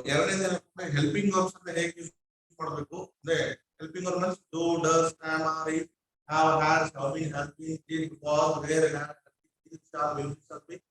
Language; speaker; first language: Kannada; non-native, local second language; Urdu